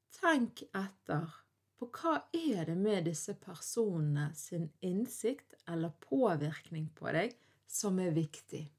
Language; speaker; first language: Norwegian; early bilingual, other home language; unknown